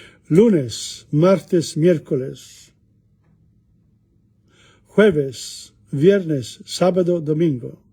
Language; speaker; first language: Spanish; non-native, learner; Italian